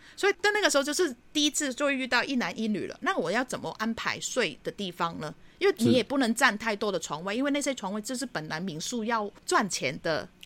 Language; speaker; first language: Chinese; non-native, fluent; Cantonese